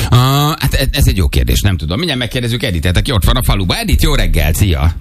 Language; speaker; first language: Hungarian; native; Hungarian